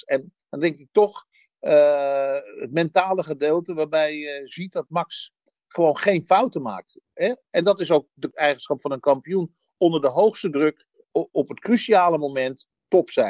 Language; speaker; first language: Dutch; native; Dutch